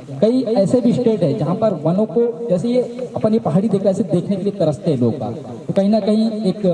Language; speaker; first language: Hindi; native; Hindi